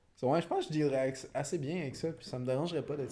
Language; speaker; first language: French; native; French